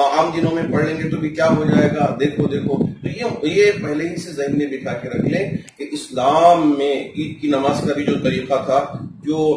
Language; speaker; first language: Hindi; non-native, local second language; Urdu